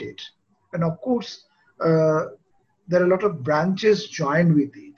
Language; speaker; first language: English; non-native, local second language; Bangla